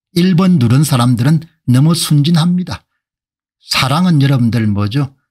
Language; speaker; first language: Korean; native; Korean